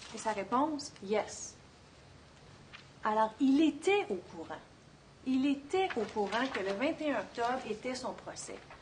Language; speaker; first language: French; native; French